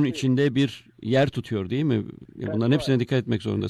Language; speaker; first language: Turkish; native; Turkish